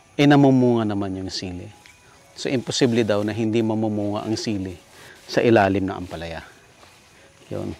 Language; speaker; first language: Filipino; native; Filipino